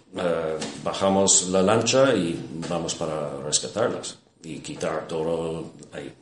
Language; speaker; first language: Spanish; non-native, fluent; English